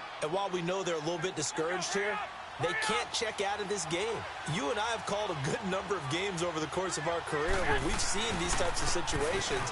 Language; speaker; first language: English; native; English